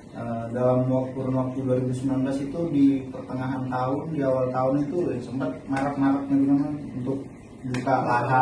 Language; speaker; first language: Indonesian; native; Indonesian